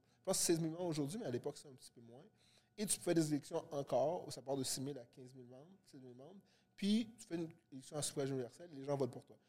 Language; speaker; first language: French; early bilingual, other home language; Haitian Creole